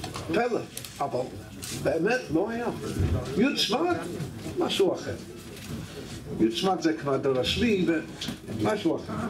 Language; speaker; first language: Hebrew; non-native, fluent; English